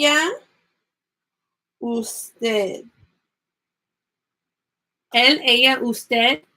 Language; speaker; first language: Spanish; non-native, fluent; English